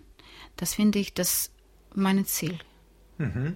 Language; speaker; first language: German; non-native, learner; Russian